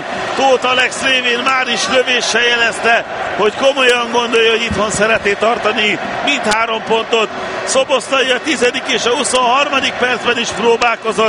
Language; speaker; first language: Hungarian; native; Hungarian